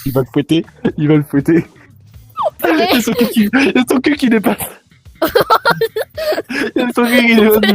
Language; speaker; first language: French; native; French